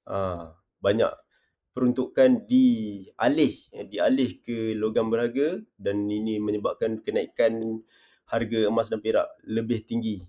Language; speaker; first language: Malay; native; Malay